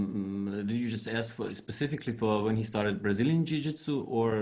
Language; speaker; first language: English; non-native, fluent; Croatian